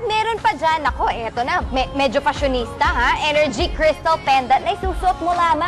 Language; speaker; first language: Filipino; native; Filipino